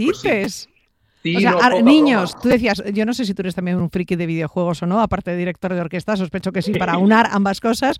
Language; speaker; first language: Spanish; native; Spanish